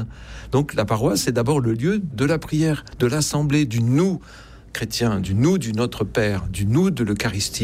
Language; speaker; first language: French; native; French